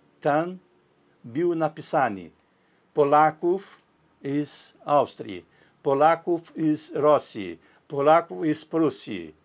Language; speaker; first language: Polish; early bilingual, heritage; Portuguese